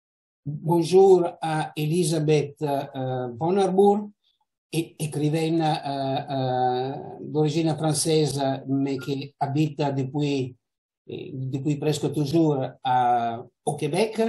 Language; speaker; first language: French; non-native, fluent; Italian